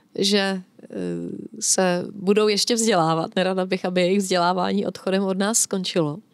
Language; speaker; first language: Czech; native; Czech